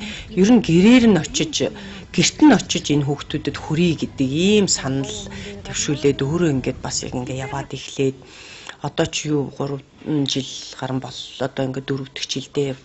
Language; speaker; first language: Mongolian; native; Mongolian